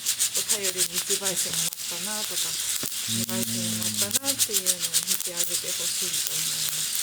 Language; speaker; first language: Japanese; native; Japanese